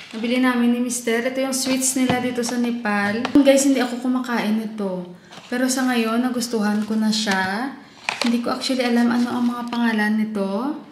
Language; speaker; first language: Filipino; non-native, local second language; Hiligaynon